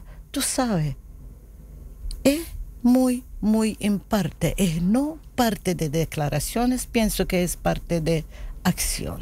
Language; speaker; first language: Spanish; non-native, learner; Arabic